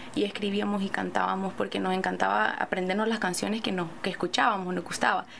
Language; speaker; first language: Spanish; early bilingual, other home language; English